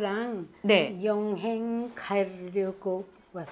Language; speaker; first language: Korean; non-native, learner; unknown